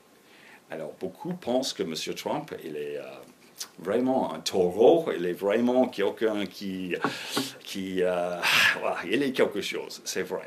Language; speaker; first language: French; non-native, fluent; English